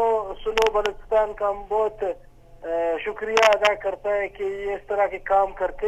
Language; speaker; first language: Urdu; non-native, local second language; Pashto